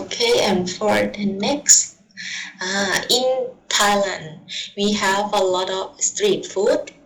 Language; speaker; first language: English; non-native, learner; Thai